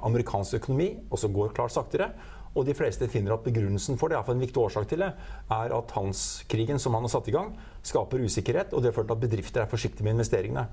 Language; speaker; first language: Norwegian; native; Norwegian